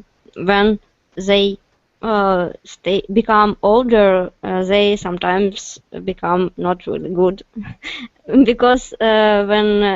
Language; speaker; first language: English; non-native, learner; Russian